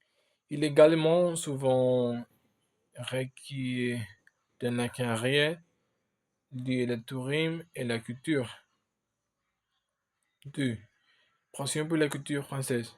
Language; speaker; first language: French; non-native, learner; Spanish